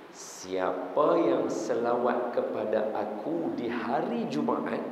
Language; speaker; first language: Malay; native; Malay